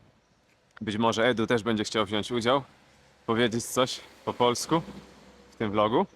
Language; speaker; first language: Polish; native; Polish